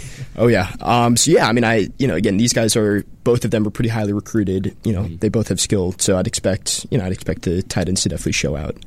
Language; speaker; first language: English; native; English